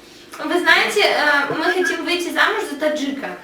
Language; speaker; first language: Russian; native; Russian